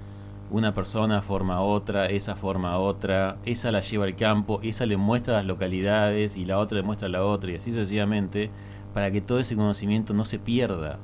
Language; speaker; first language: Spanish; native; Spanish